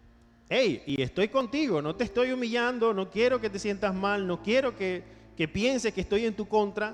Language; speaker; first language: Spanish; native; Spanish